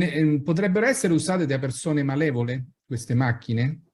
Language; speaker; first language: Italian; native; Italian